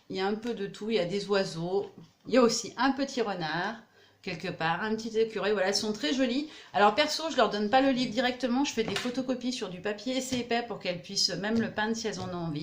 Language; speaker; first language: French; native; French